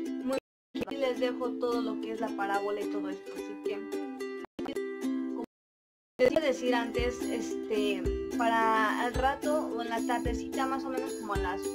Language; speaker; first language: Spanish; native; Spanish